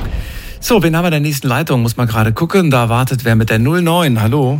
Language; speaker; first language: German; native; German